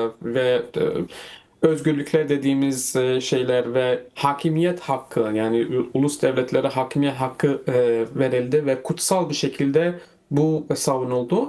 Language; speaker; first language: Turkish; non-native, fluent; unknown